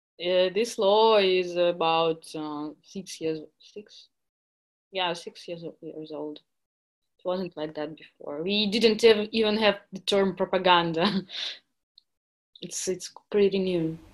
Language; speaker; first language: English; non-native, fluent; Russian